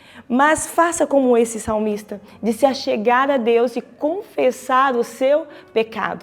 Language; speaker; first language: Portuguese; native; Portuguese